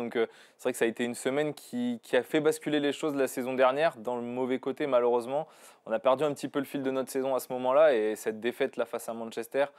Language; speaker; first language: French; native; French